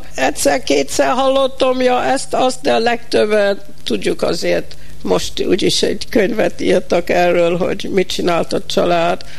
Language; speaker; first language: Hungarian; early bilingual, heritage; Hungarian